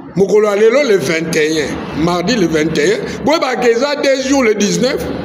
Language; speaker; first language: Lingala; non-native, local second language; Kongo